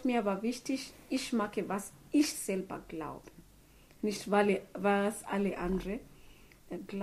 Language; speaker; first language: German; non-native, learner; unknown